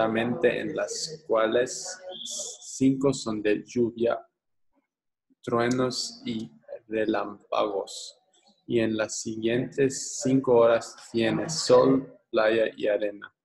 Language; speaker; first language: Spanish; non-native, learner; English